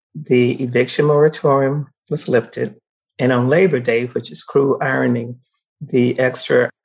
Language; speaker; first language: English; native; English